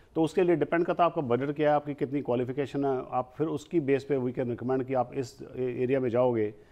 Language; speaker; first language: Hindi; native; Hindi